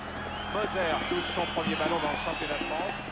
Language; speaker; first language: French; native; French